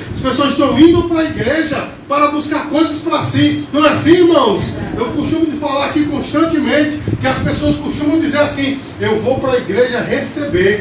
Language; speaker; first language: Portuguese; native; Portuguese